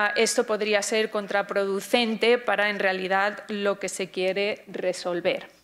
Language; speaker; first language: Spanish; native; Spanish